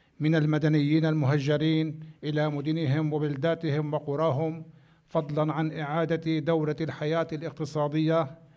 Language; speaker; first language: Arabic; native; Arabic